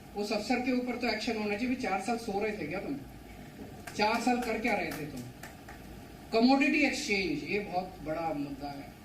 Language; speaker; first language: Hindi; native; Hindi